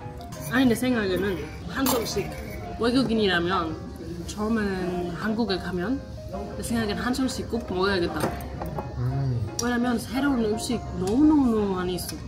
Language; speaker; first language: Korean; non-native, learner; German